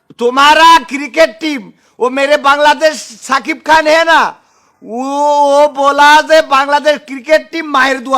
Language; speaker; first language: Hindi; non-native, learner; Bangla